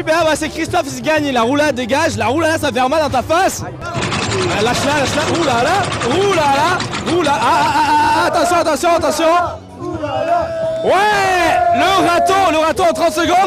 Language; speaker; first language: French; native; French